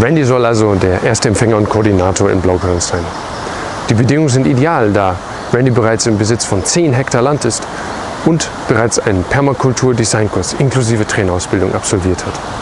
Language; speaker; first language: German; native; German